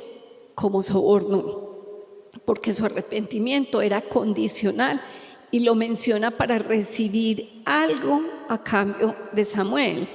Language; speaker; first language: Spanish; native; Spanish